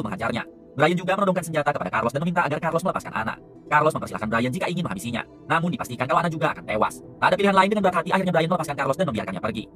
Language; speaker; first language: Indonesian; native; Indonesian